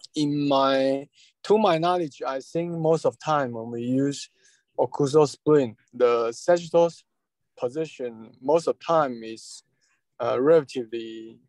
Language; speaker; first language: English; non-native, fluent; Chinese